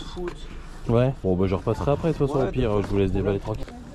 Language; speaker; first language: French; native; French